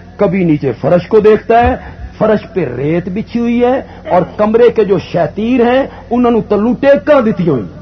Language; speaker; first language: Urdu; non-native, local second language; Punjabi